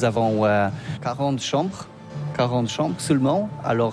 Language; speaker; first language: French; non-native, learner; Polish